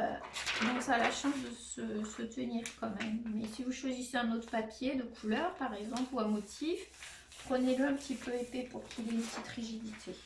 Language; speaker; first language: French; native; French